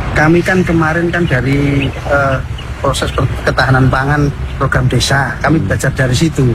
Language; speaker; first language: Indonesian; non-native, local second language; Javanese